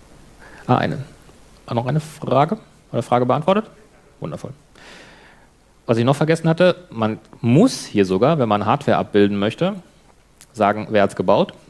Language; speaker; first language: German; native; German